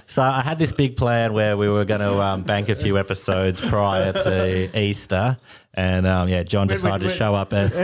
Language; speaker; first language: English; native; English